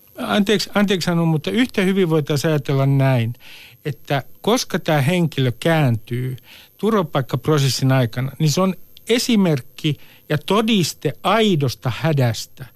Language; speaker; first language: Finnish; native; Finnish